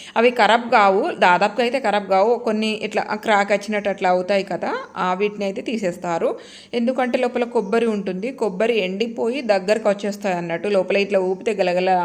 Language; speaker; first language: Telugu; non-native, local second language; Lambadi